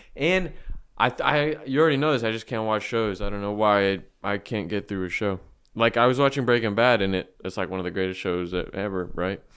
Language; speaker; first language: English; native; English